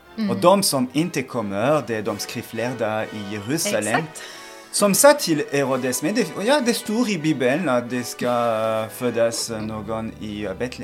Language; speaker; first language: Swedish; non-native, fluent; French